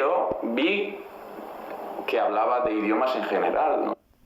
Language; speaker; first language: Spanish; non-native, fluent; Italian